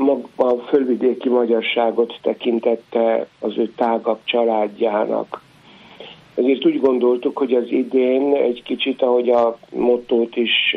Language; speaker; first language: Hungarian; native; Hungarian